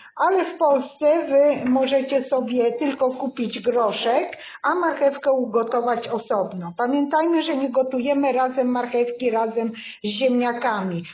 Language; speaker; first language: Polish; native; Polish